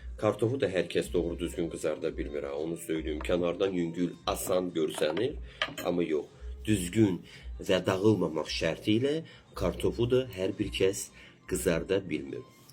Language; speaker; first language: Azerbaijani; native; Azerbaijani